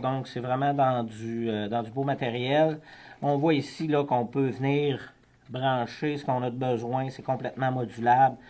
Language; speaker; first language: French; native; French